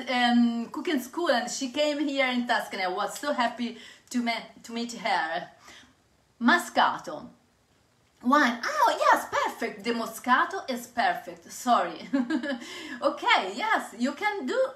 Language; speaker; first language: English; non-native, fluent; Italian